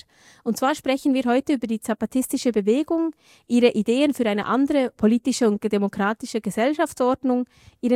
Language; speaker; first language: German; native; German